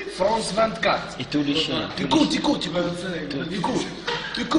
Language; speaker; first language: French; non-native, local second language; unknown